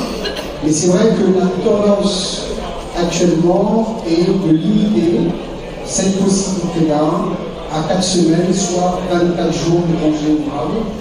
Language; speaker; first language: French; native; French